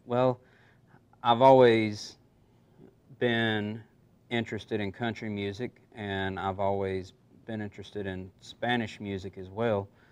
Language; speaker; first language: English; native; English